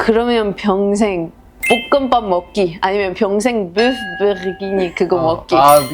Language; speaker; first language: Korean; non-native, fluent; Arabic